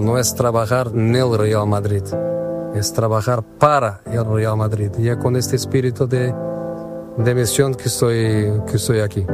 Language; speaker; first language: Spanish; non-native, fluent; Portuguese